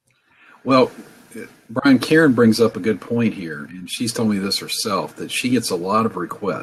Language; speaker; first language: English; native; English